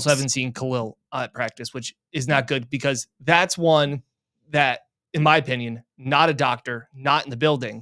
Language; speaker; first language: English; native; English